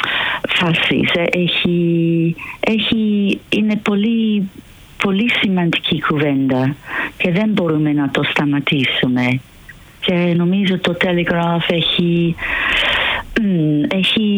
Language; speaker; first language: Greek; non-native, fluent; English